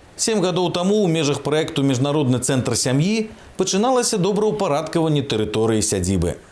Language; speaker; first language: Belarusian; native; Belarusian